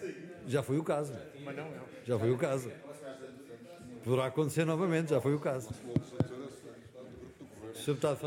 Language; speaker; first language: Portuguese; native; Portuguese